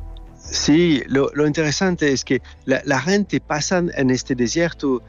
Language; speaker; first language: Spanish; non-native, learner; French